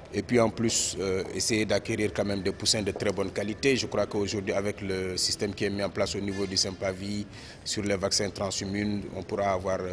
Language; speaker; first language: French; non-native, local second language; Wolof